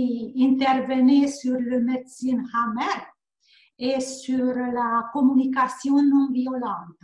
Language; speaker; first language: French; non-native, learner; Hungarian